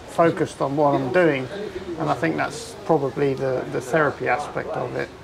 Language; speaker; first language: English; native; English